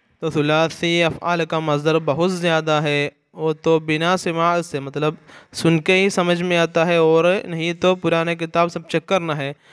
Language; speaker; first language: Urdu; non-native, fluent; Malayalam